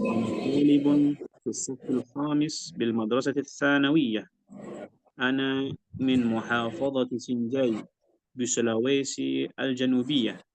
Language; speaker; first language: Arabic; non-native, learner; Indonesian